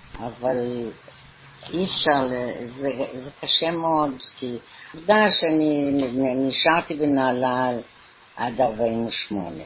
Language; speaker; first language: Hebrew; native; Hebrew